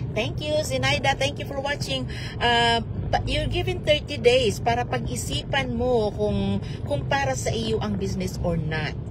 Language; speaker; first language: Filipino; native; Filipino